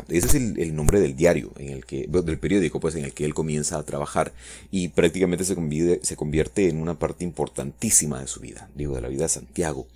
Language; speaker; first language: Spanish; native; Spanish